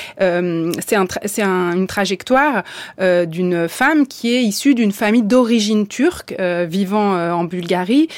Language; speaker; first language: French; native; French